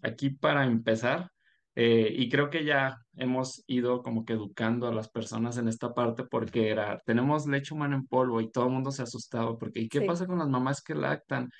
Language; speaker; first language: Spanish; native; Spanish